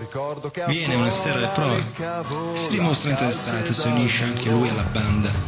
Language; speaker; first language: Italian; native; Italian